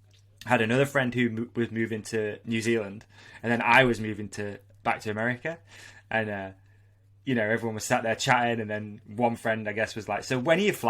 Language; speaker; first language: English; native; English